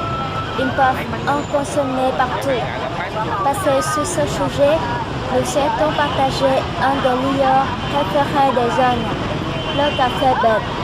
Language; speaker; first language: French; non-native, local second language; Vietnamese